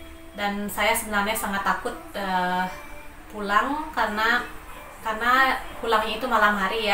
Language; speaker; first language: Indonesian; non-native, local second language; Balinese